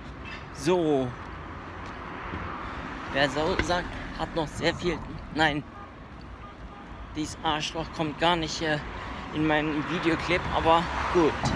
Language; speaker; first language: German; early bilingual, other home language; Turkish